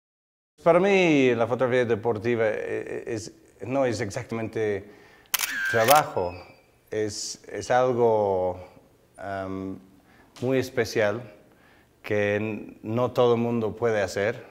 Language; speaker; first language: Spanish; non-native, fluent; English